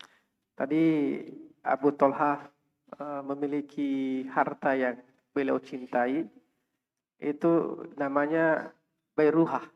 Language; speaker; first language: Indonesian; native; Indonesian